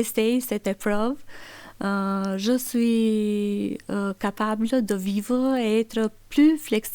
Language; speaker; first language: French; non-native, learner; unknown